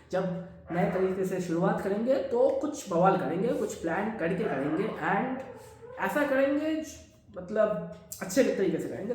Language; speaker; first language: Hindi; non-native, local second language; Bangla